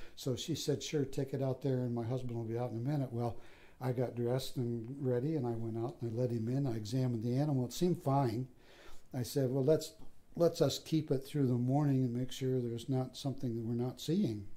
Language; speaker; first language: English; native; English